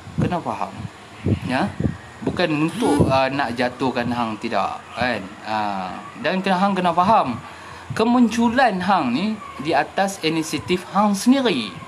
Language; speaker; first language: Malay; native; Malay